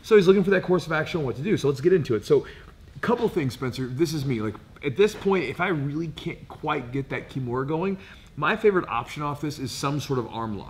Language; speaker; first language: English; native; English